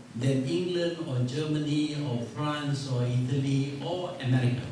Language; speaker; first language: English; non-native, local second language; Malay